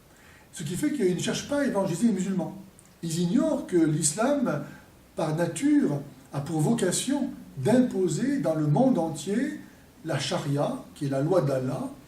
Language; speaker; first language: French; native; French